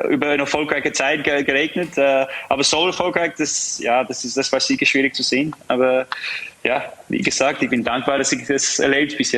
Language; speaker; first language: German; non-native, fluent; English